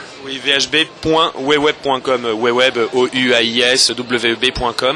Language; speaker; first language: French; native; French